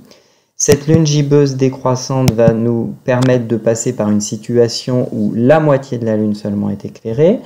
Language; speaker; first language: French; native; French